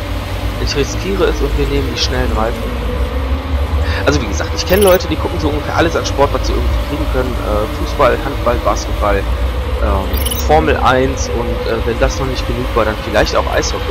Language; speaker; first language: German; native; German